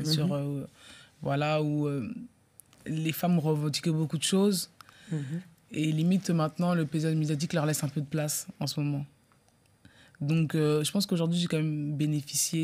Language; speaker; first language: French; native; French